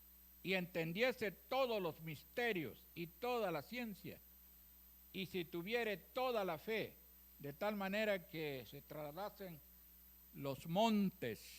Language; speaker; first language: Spanish; native; Spanish